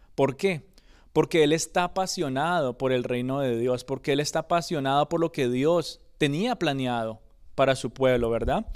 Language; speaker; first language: Spanish; early bilingual, other home language; English